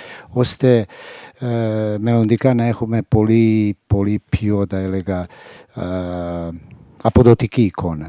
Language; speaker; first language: Greek; non-native, fluent; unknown